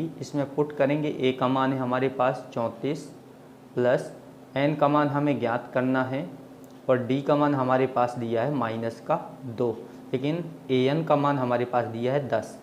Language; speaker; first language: Hindi; native; Hindi